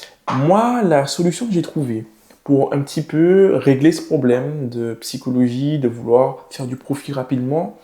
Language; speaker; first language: French; native; French